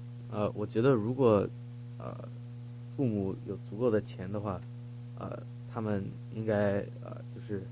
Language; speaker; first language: Chinese; early bilingual, heritage; Chinese